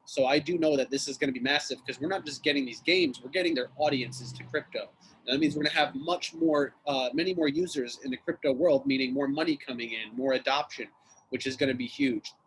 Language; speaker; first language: English; native; English